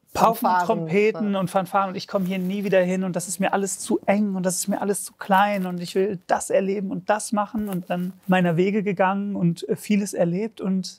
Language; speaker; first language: German; native; German